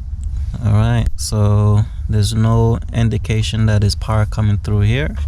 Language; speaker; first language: English; native; English